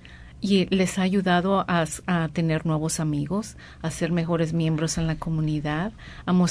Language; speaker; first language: Spanish; native; Spanish